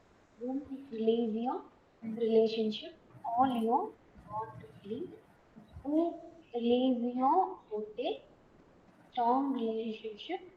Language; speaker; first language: French; non-native, learner; Tamil